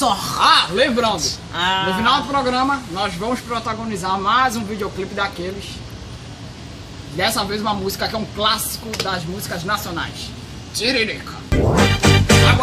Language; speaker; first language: Portuguese; native; Portuguese